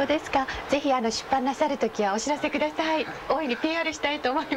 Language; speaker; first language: Japanese; native; Japanese